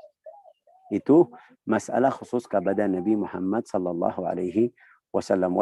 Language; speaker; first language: Indonesian; non-native, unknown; Arabic